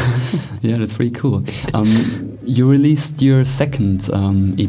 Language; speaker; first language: English; non-native, fluent; German